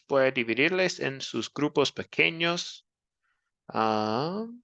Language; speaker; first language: Spanish; non-native, fluent; English